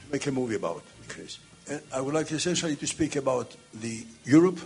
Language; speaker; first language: English; non-native, fluent; Greek